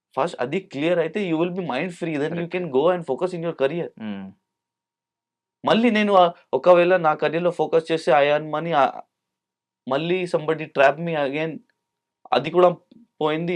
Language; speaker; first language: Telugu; non-native, local second language; Urdu